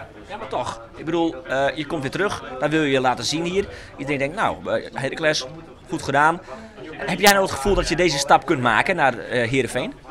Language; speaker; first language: Dutch; native; Dutch